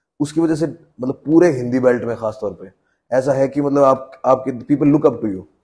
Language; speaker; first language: Hindi; native; Hindi